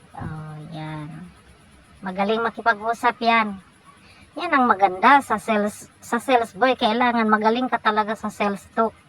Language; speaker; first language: Filipino; non-native, local second language; Cebuano